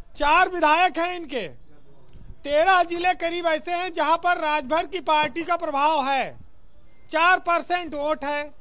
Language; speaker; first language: Hindi; native; Hindi